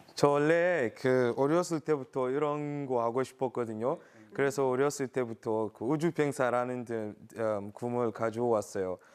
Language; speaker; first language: Korean; non-native, fluent; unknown